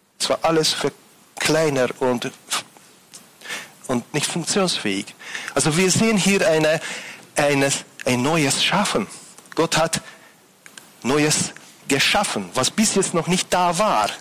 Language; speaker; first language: German; non-native, fluent; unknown